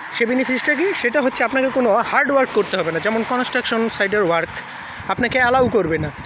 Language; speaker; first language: Bangla; native; Bangla